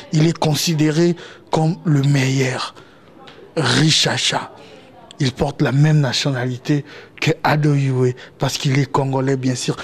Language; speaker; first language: French; non-native, local second language; Lingala